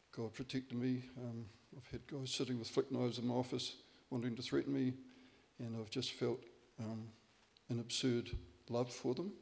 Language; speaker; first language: English; native; English